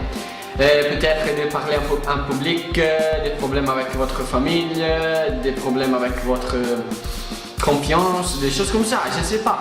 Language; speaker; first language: French; non-native, fluent; Italian